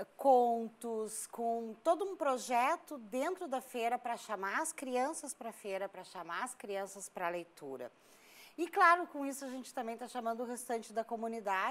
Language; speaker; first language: Portuguese; native; Portuguese